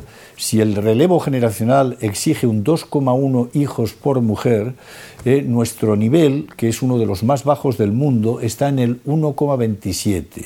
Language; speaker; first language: Spanish; native; Spanish